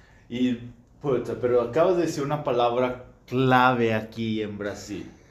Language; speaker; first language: Portuguese; non-native, learner; Spanish